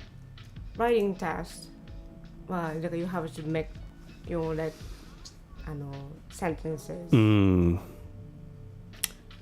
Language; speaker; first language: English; non-native, learner; Japanese